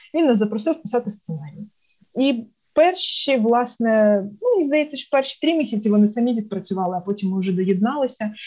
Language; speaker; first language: Ukrainian; non-native, local second language; Russian